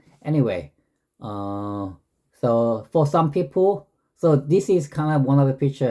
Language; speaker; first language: English; non-native, learner; Korean